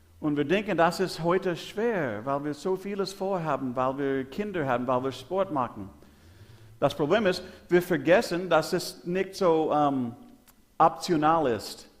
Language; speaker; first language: German; non-native, learner; English